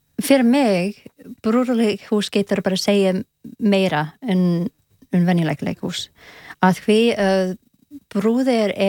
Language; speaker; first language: Icelandic; non-native, learner; English